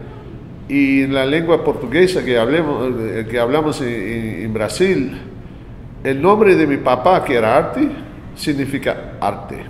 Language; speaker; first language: Spanish; non-native, fluent; English